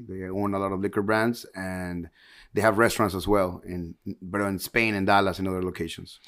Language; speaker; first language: English; early bilingual, heritage; Spanish